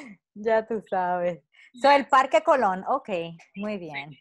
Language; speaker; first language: Spanish; early bilingual, heritage; Spanish